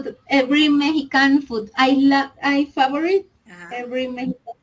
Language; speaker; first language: English; non-native, learner; Spanish